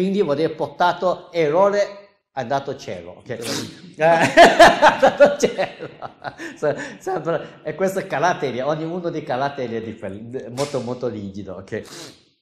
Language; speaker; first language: Italian; non-native, learner; Chinese